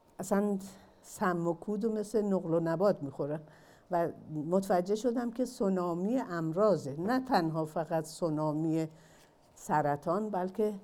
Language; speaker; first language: Persian; native; Persian